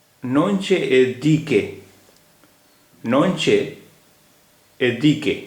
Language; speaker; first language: Italian; non-native, fluent; Hindi